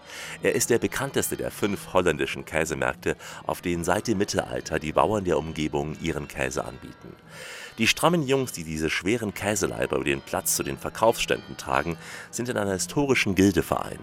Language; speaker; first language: German; native; German